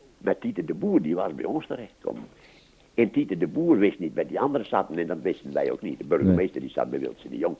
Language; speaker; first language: Dutch; non-native, local second language; Western Frisian